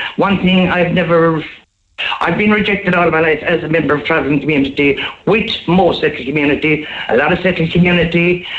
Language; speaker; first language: English; native; English